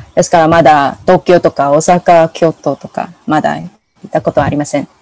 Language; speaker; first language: Japanese; non-native, learner; English